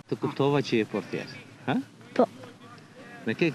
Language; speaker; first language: Albanian; native; Albanian